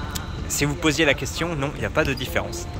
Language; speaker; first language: French; native; French